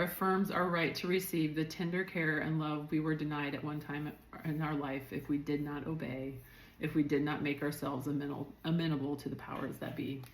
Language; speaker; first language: English; native; English